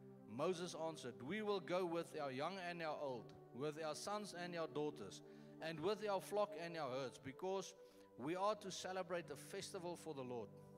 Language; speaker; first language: English; non-native, local second language; Afrikaans